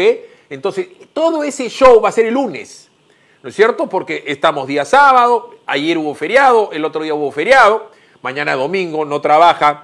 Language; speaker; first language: Spanish; native; Spanish